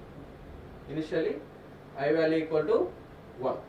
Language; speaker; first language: English; non-native, local second language; Telugu